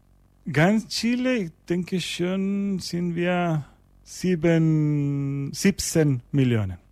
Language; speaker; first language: German; non-native, learner; Spanish